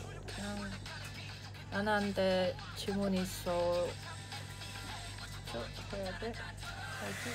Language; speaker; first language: Korean; non-native, learner; Indonesian